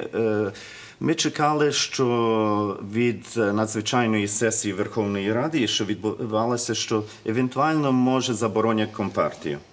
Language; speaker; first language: Ukrainian; early bilingual, heritage; Ukrainian